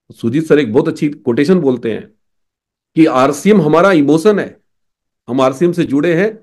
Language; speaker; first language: Hindi; native; Hindi